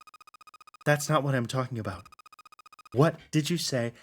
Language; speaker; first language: English; native; English